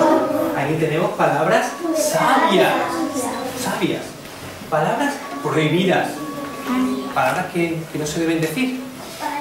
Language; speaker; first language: Spanish; native; Spanish